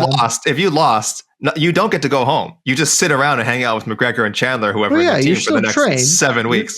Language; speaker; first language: English; native; English